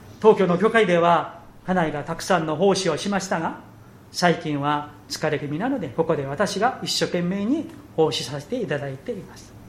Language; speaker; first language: Japanese; non-native, fluent; Korean